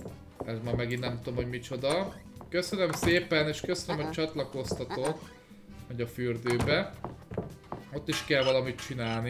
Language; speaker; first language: Hungarian; native; Hungarian